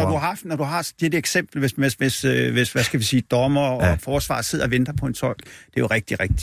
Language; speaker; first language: Danish; native; Danish